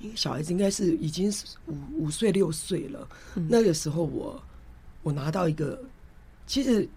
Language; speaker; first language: Chinese; native; Chinese